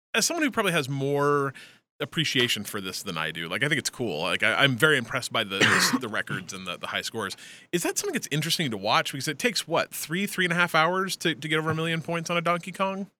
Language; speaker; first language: English; native; English